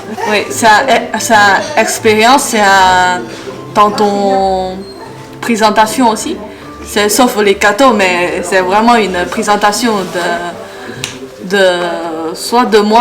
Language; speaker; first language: French; non-native, learner; Chinese